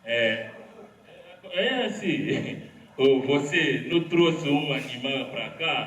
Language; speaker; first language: Portuguese; non-native, learner; Lingala